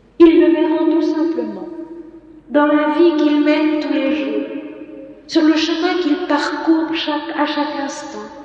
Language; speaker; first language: French; native; French